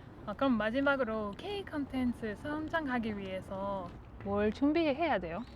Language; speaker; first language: Korean; non-native, fluent; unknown